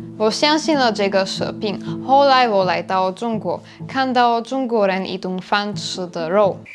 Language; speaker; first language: Chinese; non-native, fluent; Slovak